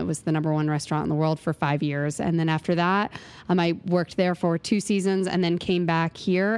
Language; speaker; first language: English; native; English